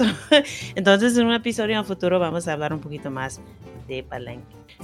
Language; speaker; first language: Spanish; non-native, fluent; English